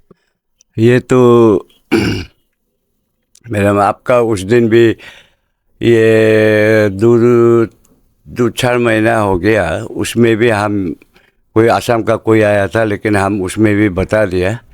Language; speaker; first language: Hindi; non-native, local second language; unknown